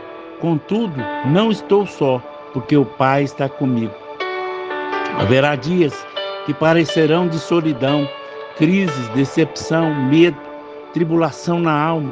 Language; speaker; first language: Portuguese; native; Portuguese